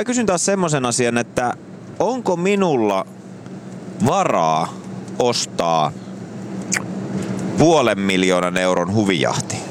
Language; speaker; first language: Finnish; native; Finnish